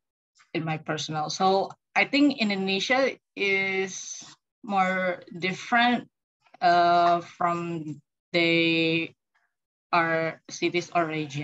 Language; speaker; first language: English; non-native, learner; Indonesian